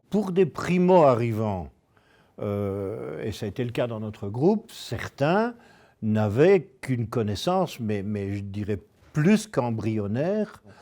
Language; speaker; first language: French; native; French